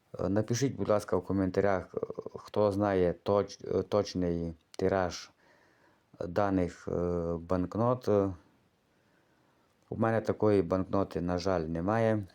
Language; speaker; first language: Ukrainian; native; Ukrainian